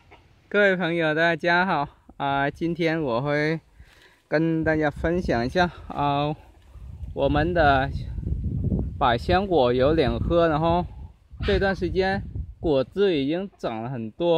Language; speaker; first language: Chinese; early bilingual, heritage; Chinese